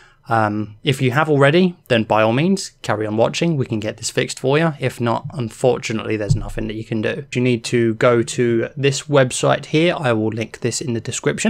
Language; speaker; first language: English; native; English